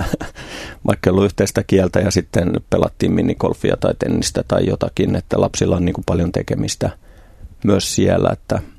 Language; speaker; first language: Finnish; native; Finnish